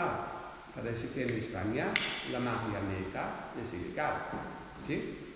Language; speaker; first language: Spanish; non-native, learner; Dutch